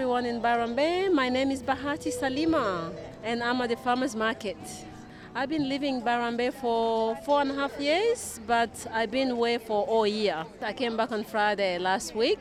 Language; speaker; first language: English; non-native, local second language; Kinyarwanda